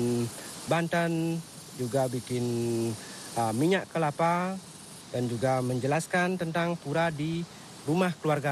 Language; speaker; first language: Indonesian; non-native, local second language; Balinese